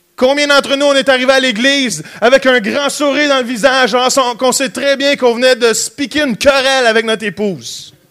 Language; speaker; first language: French; native; French